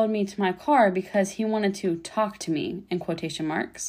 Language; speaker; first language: English; native; English